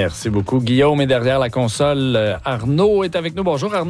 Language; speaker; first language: French; native; French